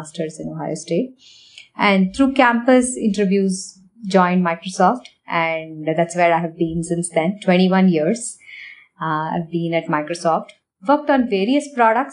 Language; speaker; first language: English; non-native, local second language; Tamil